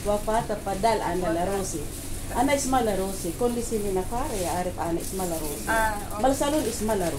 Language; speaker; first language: Arabic; non-native, learner; Filipino